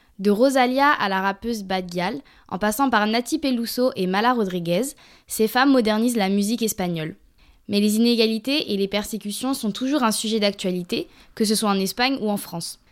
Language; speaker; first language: French; native; French